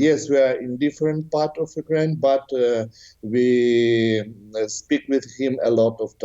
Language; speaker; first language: English; non-native, learner; Ukrainian